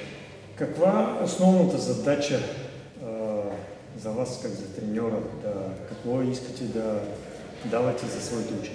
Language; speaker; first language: Bulgarian; non-native, learner; Russian